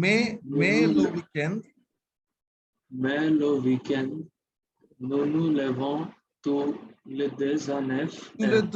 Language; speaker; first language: French; non-native, fluent; Bangla